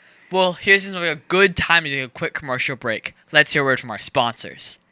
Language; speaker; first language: English; native; English